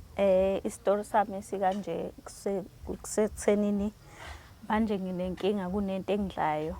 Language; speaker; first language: Zulu; native; Zulu